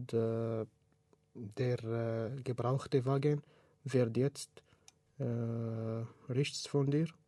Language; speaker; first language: German; non-native, learner; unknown